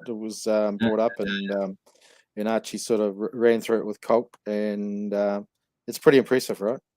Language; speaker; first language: English; native; English